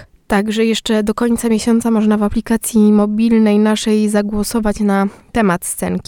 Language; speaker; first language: Polish; native; Polish